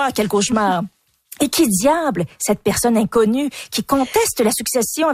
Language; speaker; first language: French; native; French